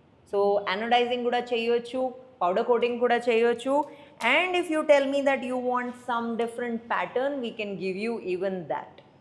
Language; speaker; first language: English; non-native, local second language; Telugu